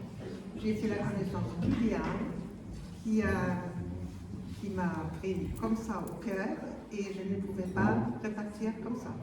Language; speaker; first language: French; non-native, fluent; German